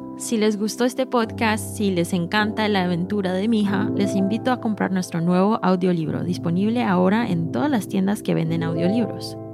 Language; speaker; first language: Spanish; early bilingual, heritage; Spanish